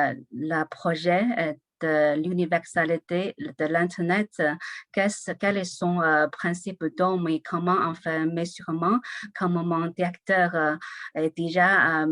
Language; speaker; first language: French; non-native, learner; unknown